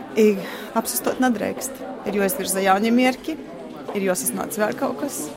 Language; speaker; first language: Latvian; native; Latvian